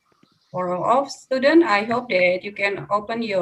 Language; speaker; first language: English; non-native, fluent; Indonesian